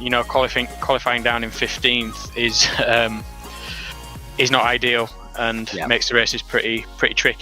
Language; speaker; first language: English; native; English